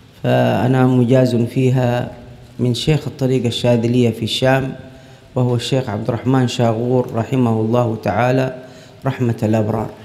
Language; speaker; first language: Arabic; native; Arabic